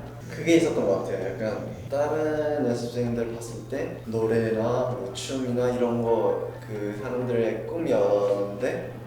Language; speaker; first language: Korean; non-native, fluent; English